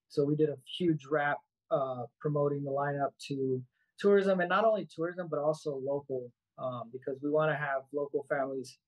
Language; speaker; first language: English; native; English